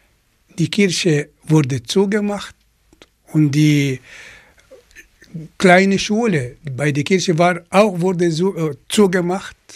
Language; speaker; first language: German; non-native, fluent; Arabic